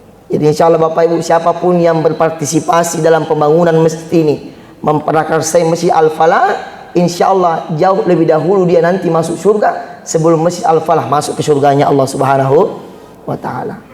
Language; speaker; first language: Indonesian; non-native, local second language; Buginese